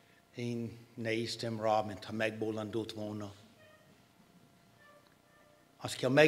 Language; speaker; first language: Hungarian; non-native, fluent; English